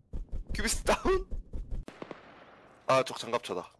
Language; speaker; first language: Korean; native; Korean